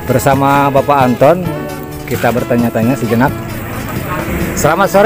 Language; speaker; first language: Indonesian; non-native, local second language; Sundanese